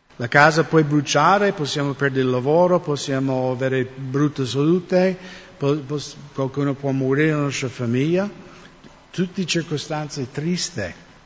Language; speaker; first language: Italian; non-native, fluent; English